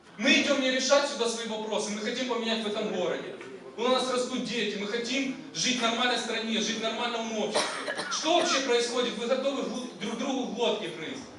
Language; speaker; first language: Russian; non-native, local second language; Ukrainian